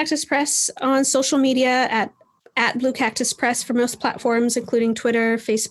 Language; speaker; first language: English; native; English